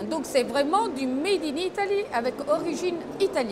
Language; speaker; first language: French; non-native, fluent; Italian